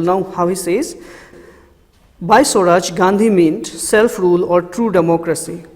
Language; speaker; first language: English; non-native, local second language; Assamese